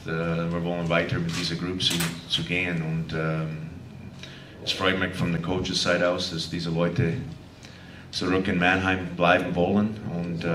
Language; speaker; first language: German; non-native, fluent; English